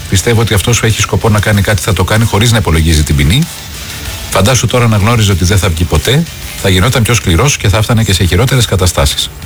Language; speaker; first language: Greek; native; Greek